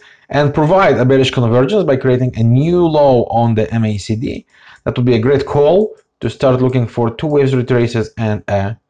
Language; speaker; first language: English; non-native, fluent; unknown